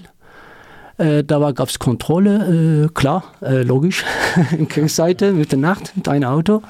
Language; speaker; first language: German; non-native, learner; Kurdish